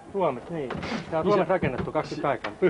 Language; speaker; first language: Finnish; native; Finnish